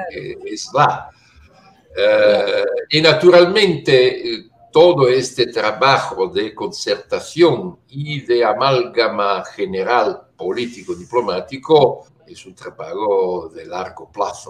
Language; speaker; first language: Spanish; non-native, fluent; Italian